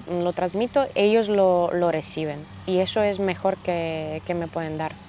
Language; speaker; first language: Spanish; non-native, fluent; Slovak